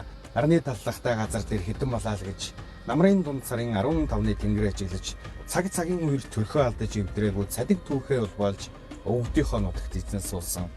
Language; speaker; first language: Mongolian; native; Mongolian